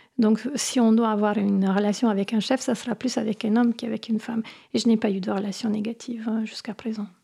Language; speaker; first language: French; non-native, fluent; Italian